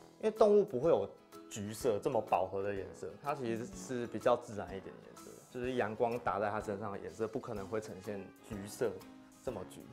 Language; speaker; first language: Chinese; native; Chinese